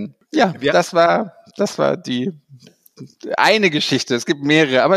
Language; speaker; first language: German; native; German